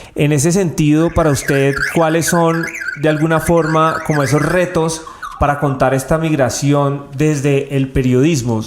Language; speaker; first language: Spanish; native; Spanish